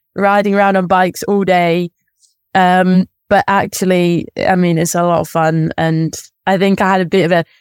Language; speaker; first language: English; native; English